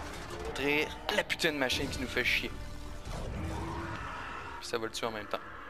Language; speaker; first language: French; native; French